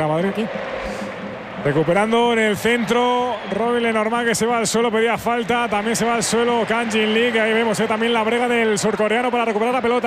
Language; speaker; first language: Spanish; native; Spanish